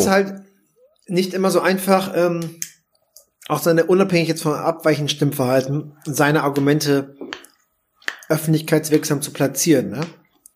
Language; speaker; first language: German; native; German